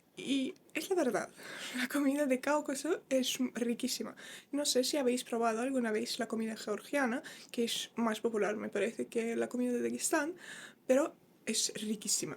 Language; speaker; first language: Spanish; non-native, fluent; Russian